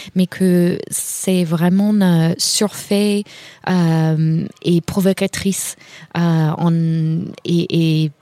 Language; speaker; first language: French; non-native, fluent; English